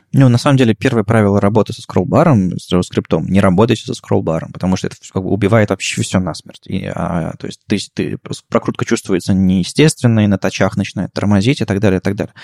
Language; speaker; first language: Russian; native; Russian